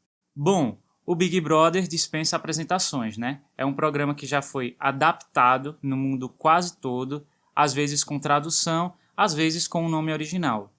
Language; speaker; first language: Portuguese; native; Portuguese